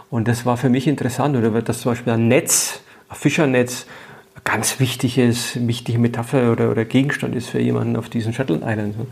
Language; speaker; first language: German; native; German